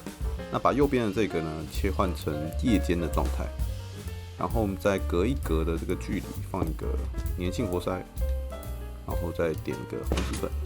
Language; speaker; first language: Chinese; native; Chinese